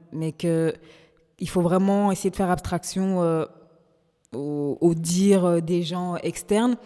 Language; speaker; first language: French; native; French